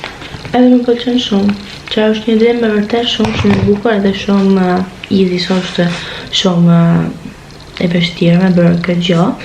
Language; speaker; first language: Albanian; early bilingual, heritage; Albanian